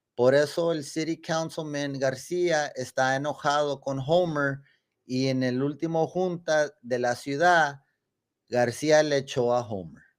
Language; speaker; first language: Spanish; early bilingual, other home language; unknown